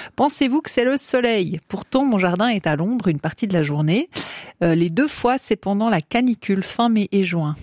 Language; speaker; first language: French; native; French